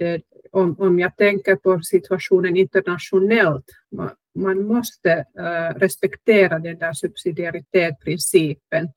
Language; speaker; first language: Swedish; non-native, local second language; Finnish